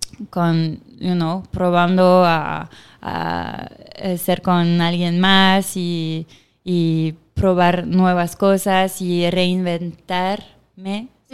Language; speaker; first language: Spanish; non-native, fluent; French